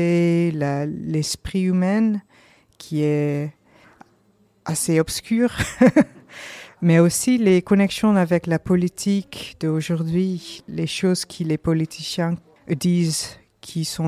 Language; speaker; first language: French; non-native, learner; Dutch